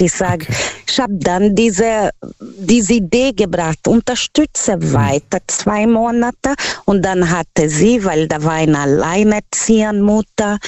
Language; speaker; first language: German; non-native, fluent; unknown